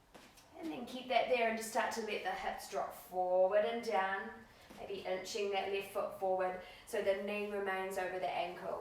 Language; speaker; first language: English; native; English